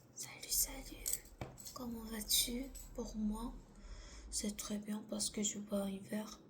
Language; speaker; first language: French; non-native, learner; Korean